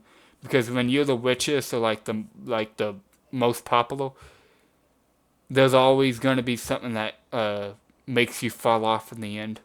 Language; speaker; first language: English; native; English